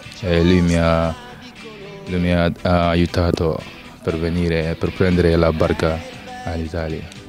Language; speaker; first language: Italian; non-native, learner; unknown